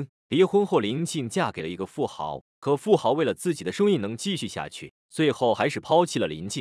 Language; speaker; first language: Chinese; native; Chinese